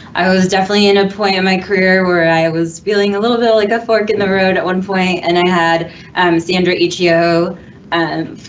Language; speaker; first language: English; native; English